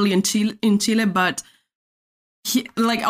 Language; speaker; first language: English; non-native, fluent; Spanish